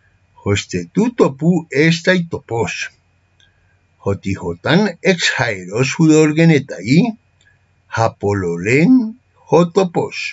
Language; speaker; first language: Greek; non-native, fluent; Spanish